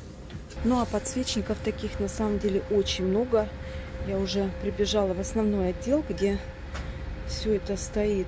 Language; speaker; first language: Russian; native; Russian